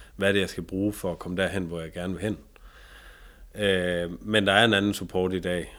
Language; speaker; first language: Danish; native; Danish